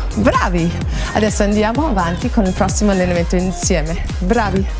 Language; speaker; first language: Italian; non-native, fluent; English